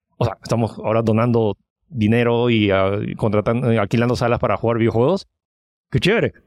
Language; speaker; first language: Spanish; early bilingual, other home language; French